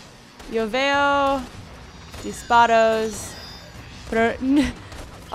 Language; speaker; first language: Spanish; non-native, learner; English